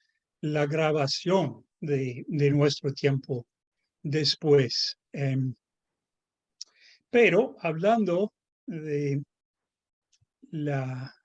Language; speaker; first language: Spanish; non-native, fluent; English